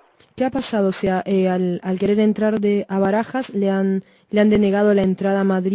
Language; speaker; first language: Spanish; native; Spanish